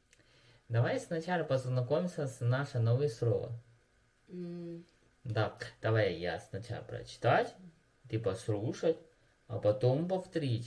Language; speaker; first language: Russian; non-native, learner; Chinese